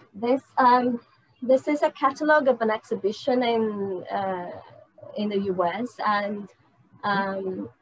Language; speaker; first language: English; non-native, fluent; Portuguese